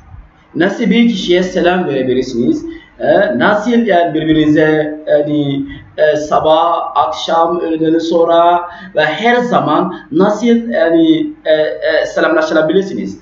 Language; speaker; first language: Turkish; non-native, learner; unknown